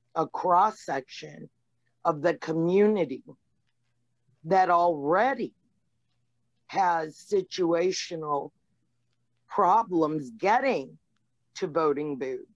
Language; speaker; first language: English; early bilingual, other home language; Spanish